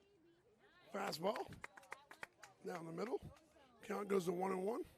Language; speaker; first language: English; native; English